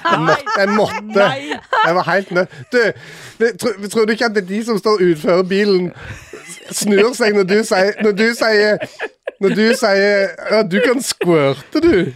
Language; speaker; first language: Norwegian; native; Norwegian